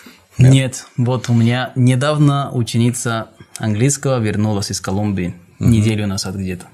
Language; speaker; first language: Russian; non-native, fluent; Spanish